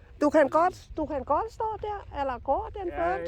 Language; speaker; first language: Danish; non-native, learner; Thai